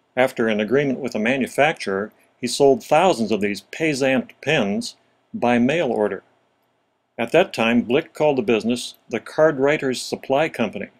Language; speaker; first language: English; native; English